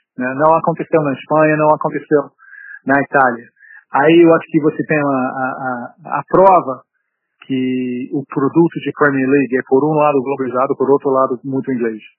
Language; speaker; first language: Portuguese; non-native, fluent; English